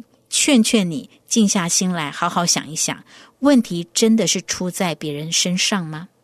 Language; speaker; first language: Chinese; native; Chinese